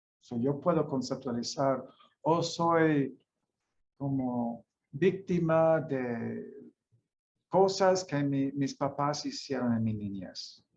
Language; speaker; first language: Spanish; non-native, fluent; English